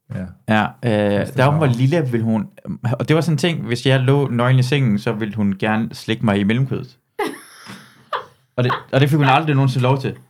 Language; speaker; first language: Danish; native; Danish